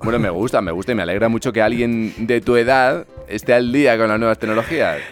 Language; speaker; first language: Spanish; native; Spanish